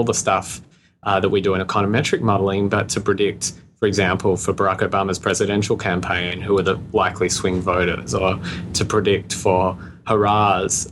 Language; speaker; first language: English; native; English